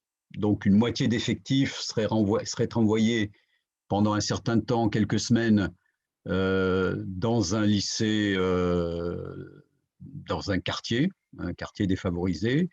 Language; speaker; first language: French; native; French